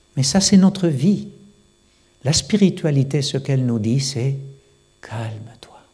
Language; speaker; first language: French; non-native, fluent; Spanish